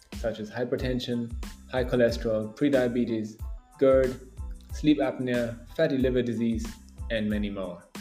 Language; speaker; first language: English; non-native, fluent; German